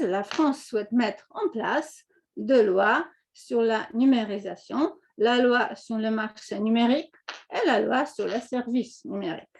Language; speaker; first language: French; non-native, fluent; Polish